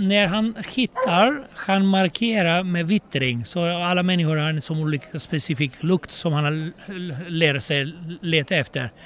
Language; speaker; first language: Swedish; non-native, fluent; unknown